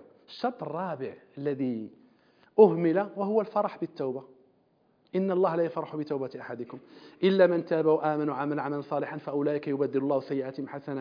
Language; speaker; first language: Arabic; native; Arabic